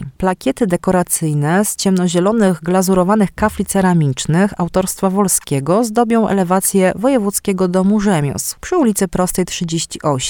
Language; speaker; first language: Polish; native; Polish